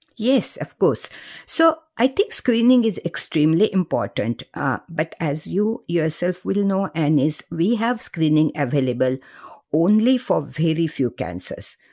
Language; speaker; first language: English; non-native, local second language; Marathi